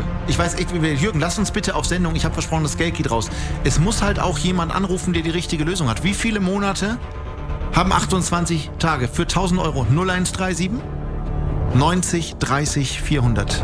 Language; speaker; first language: German; native; German